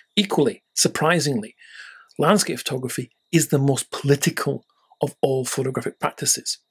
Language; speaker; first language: English; native; English